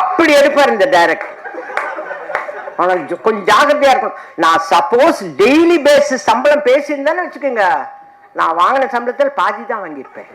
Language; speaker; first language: Tamil; native; Tamil